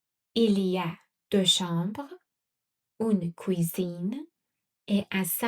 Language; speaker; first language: French; non-native, fluent; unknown